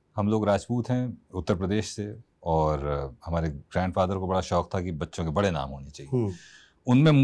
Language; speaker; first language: Hindi; native; Hindi